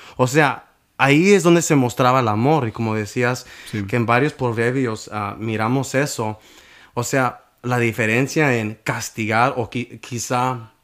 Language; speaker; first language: Spanish; early bilingual, heritage; Spanish